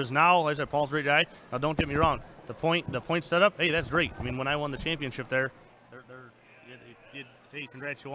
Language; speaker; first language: English; native; English